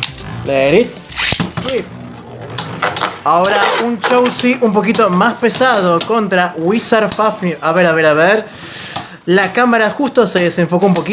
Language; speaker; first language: Spanish; native; Spanish